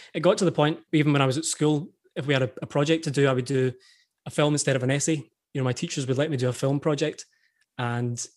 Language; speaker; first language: English; native; English